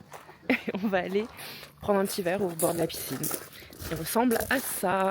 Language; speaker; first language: French; native; French